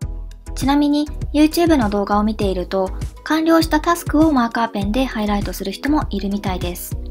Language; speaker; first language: Japanese; native; Japanese